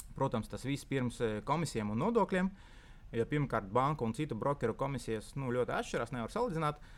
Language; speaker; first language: Latvian; non-native, local second language; Russian